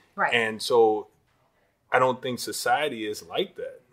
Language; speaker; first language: English; native; English